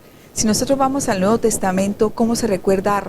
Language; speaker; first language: Spanish; native; Spanish